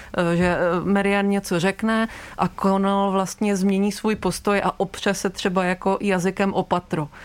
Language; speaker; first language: Czech; native; Czech